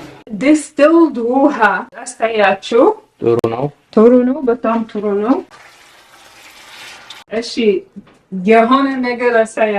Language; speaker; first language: Amharic; non-native, learner; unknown